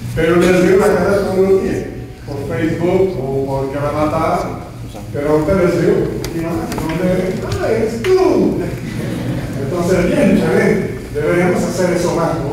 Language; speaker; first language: Spanish; non-native, fluent; English